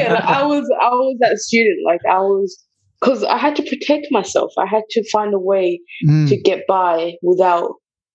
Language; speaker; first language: English; early bilingual, other home language; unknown